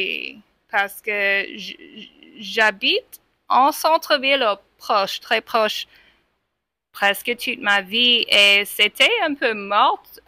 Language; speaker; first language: French; non-native, fluent; English